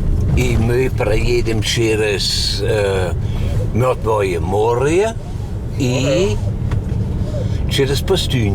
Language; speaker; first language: Russian; non-native, learner; German